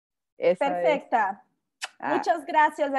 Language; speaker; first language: Spanish; non-native, learner; Portuguese